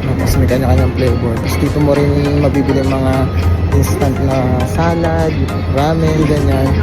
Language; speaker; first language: Filipino; native; Filipino